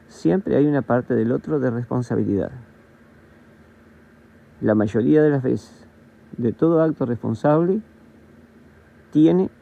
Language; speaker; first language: Spanish; native; Spanish